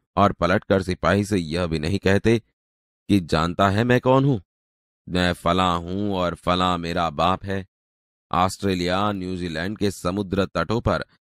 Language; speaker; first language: Hindi; non-native, local second language; Gujarati